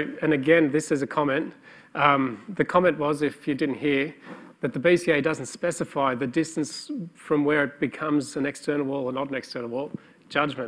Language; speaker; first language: English; native; English